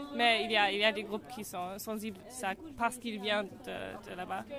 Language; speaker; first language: French; non-native, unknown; German